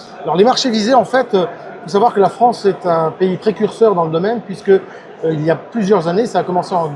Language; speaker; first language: French; native; French